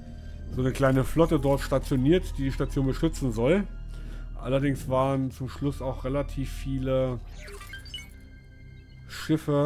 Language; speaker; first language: German; native; German